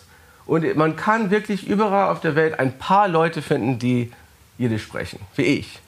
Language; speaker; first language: German; non-native, fluent; English